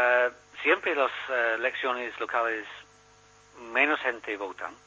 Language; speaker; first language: Spanish; non-native, learner; English